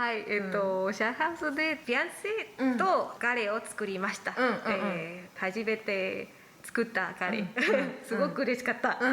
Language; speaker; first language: Japanese; non-native, learner; Spanish